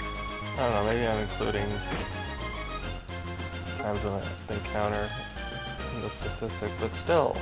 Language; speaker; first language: English; native; English